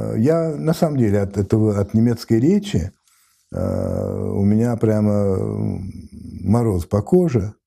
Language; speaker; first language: Russian; non-native, fluent; French